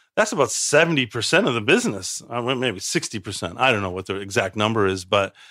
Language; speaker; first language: English; native; English